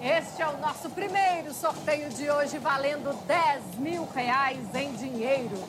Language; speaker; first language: Portuguese; native; Portuguese